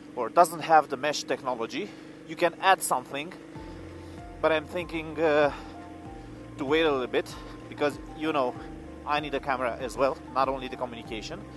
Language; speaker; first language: English; non-native, fluent; Romanian